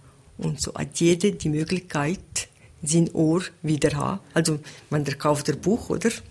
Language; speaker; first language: German; non-native, local second language; Italian